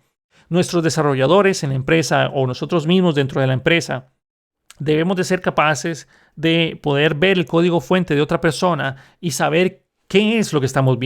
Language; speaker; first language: Spanish; native; Spanish